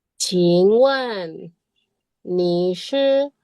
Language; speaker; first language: Chinese; non-native, learner; Indonesian